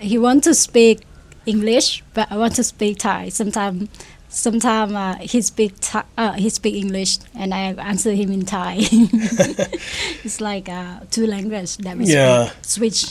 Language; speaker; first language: English; non-native, fluent; Thai